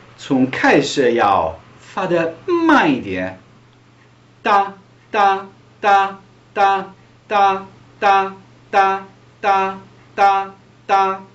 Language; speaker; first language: Chinese; non-native, fluent; Italian